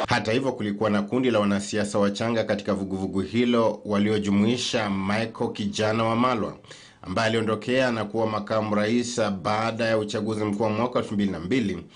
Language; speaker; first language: Swahili; native; Swahili